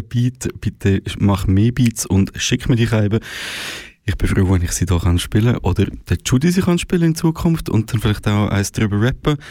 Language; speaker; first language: German; native; German